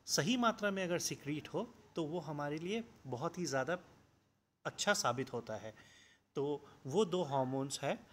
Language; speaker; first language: Hindi; non-native, local second language; Assamese